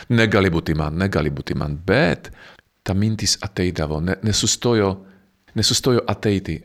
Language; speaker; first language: Lithuanian; non-native, fluent; Slovak